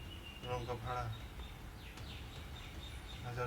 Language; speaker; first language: Hindi; non-native, local second language; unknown